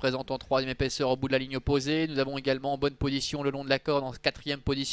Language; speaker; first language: French; native; French